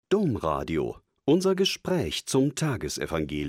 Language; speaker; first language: German; native; German